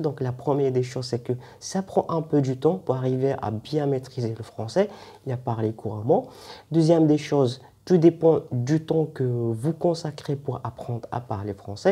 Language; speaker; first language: French; non-native, fluent; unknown